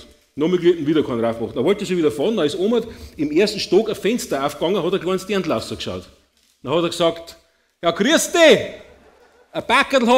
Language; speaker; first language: German; native; German